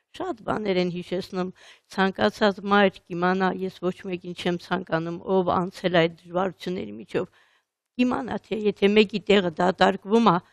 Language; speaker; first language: Armenian; native; Armenian